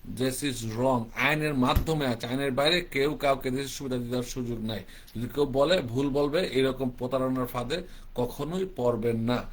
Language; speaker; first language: Bangla; early bilingual, heritage; Bangla